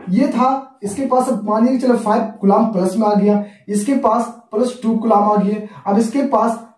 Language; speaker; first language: Hindi; native; Hindi